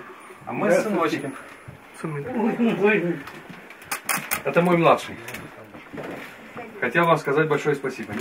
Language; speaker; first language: Russian; non-native, local second language; Romanian